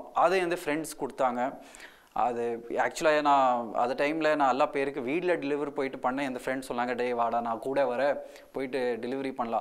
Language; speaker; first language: Tamil; non-native, local second language; Hindi